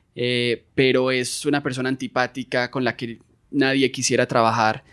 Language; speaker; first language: Spanish; native; Spanish